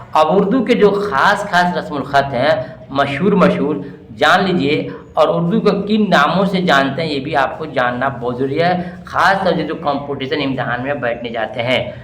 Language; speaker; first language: Urdu; native; Urdu